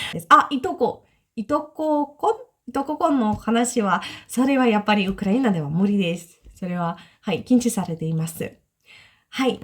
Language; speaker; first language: Japanese; non-native, fluent; Ukrainian